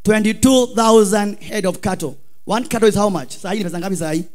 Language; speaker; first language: English; non-native, local second language; Swahili